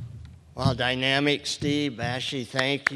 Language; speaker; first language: English; native; English